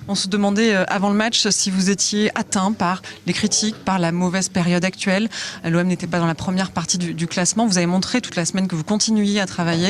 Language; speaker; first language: French; native; French